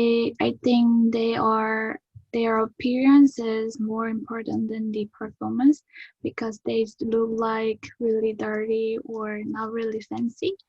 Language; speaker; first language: English; non-native, learner; Korean